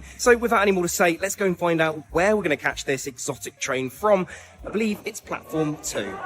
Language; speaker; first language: English; native; English